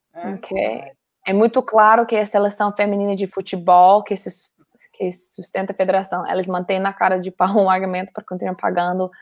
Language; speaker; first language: Portuguese; non-native, fluent; English